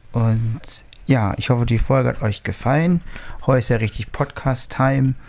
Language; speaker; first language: German; native; German